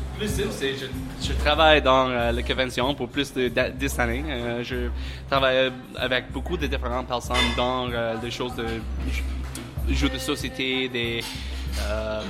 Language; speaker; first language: French; non-native, learner; English